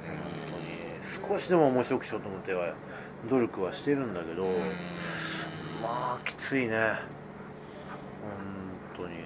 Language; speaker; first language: Japanese; native; Japanese